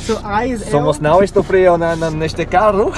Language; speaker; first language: Portuguese; non-native, learner; English